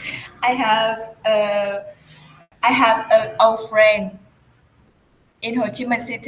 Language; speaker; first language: English; non-native, learner; Vietnamese